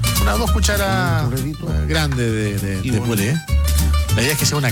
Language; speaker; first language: Spanish; native; Spanish